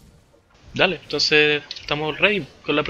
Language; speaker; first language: Spanish; native; Spanish